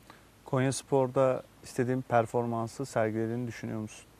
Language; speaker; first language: Turkish; native; Turkish